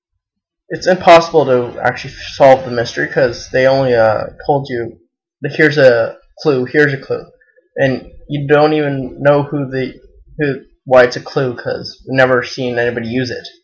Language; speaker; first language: English; native; English